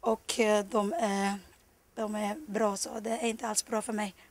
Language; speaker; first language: Swedish; non-native, fluent; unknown